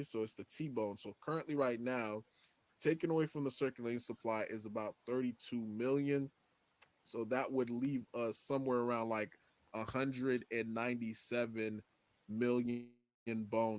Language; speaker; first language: English; native; English